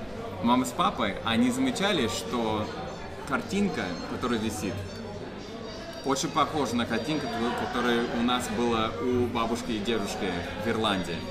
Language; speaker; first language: Russian; non-native, fluent; English